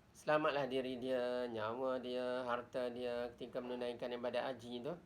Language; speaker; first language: Malay; native; Malay